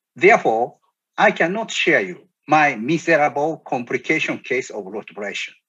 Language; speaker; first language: English; non-native, learner; Japanese